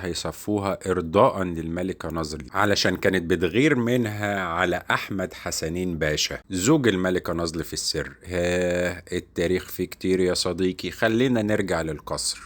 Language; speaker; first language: Arabic; native; Arabic